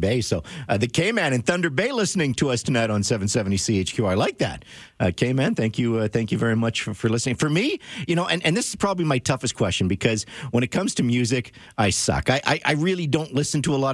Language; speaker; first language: English; native; English